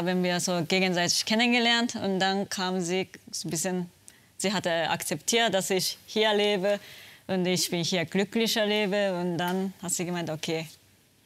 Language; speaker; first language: German; non-native, learner; Japanese